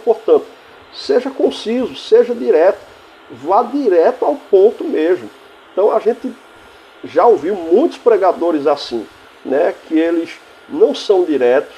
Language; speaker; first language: Portuguese; native; Portuguese